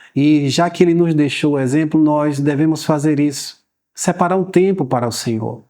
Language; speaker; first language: Portuguese; native; Portuguese